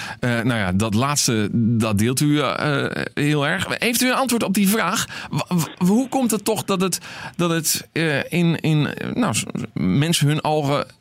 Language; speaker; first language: Dutch; native; Dutch